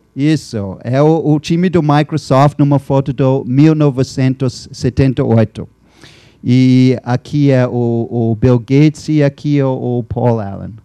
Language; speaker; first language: Portuguese; non-native, fluent; English